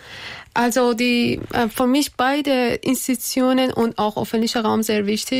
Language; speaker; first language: German; non-native, learner; Persian